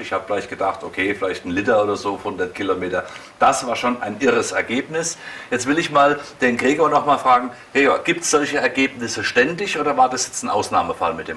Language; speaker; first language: German; native; German